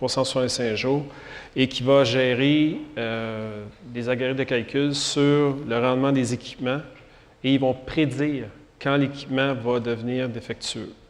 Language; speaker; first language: French; native; French